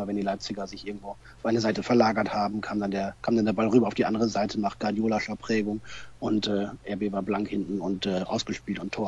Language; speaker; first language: German; native; German